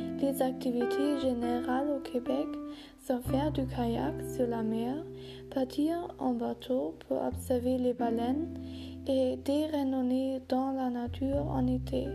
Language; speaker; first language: French; non-native, learner; German